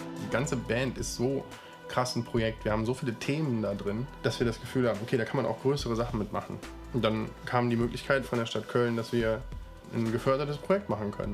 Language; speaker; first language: German; native; German